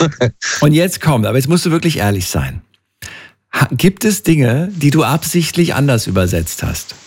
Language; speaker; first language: German; native; German